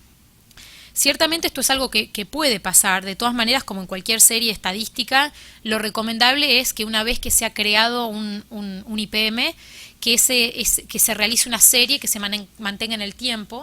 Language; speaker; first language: Spanish; native; Spanish